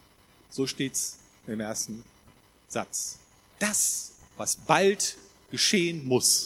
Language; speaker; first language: German; native; German